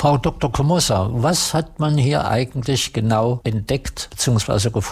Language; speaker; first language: German; native; German